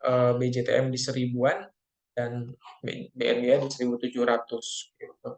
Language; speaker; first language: Indonesian; native; Indonesian